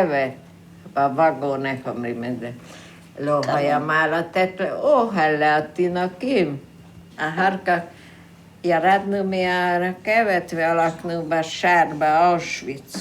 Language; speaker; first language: Hebrew; non-native, fluent; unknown